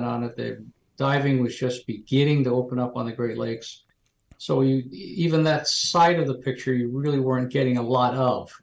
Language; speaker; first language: English; native; English